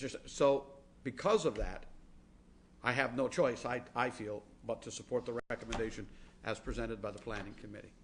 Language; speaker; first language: English; native; English